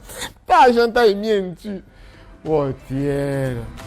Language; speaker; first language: Chinese; non-native, fluent; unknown